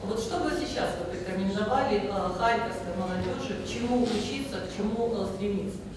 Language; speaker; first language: Russian; native; Russian